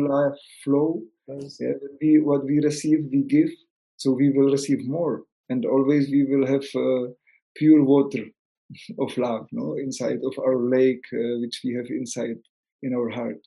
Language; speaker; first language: English; non-native, learner; Czech